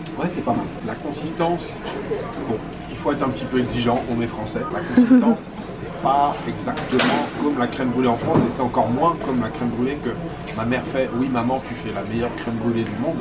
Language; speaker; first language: French; native; French